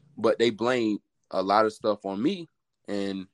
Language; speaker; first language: English; native; English